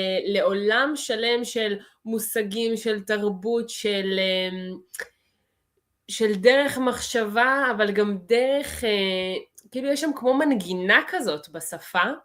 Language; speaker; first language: Hebrew; early bilingual, other home language; Russian